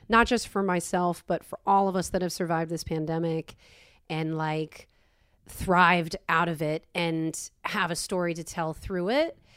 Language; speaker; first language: English; native; English